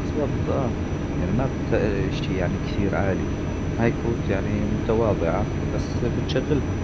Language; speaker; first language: Arabic; native; Arabic